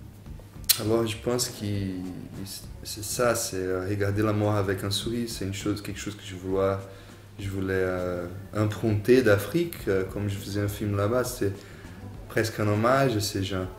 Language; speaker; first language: French; non-native, fluent; Portuguese